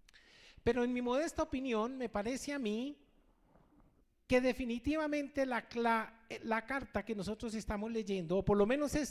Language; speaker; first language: Spanish; native; Spanish